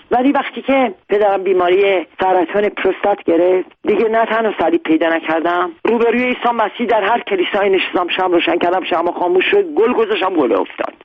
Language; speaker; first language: Persian; non-native, local second language; Armenian